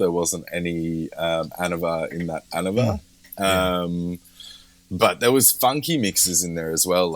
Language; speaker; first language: English; native; English